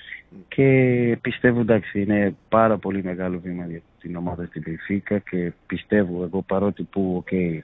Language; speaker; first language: Greek; non-native, fluent; Portuguese